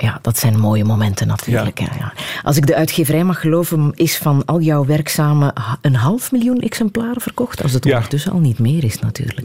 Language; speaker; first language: Dutch; native; Dutch